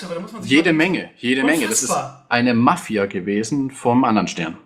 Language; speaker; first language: German; native; German